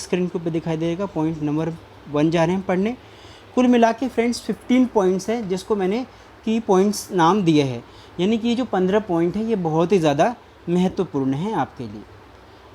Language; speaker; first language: Hindi; native; Hindi